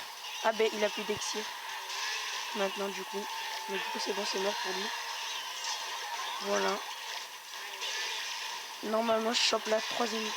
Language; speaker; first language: French; native; French